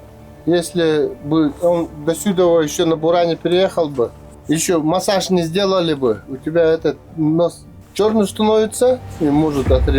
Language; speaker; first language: Russian; non-native, local second language; Yakut